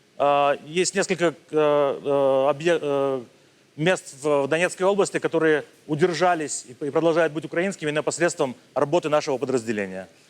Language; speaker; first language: Russian; native; Russian